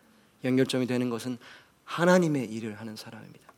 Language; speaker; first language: Korean; native; Korean